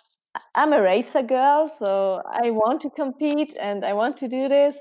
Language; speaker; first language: English; non-native, fluent; German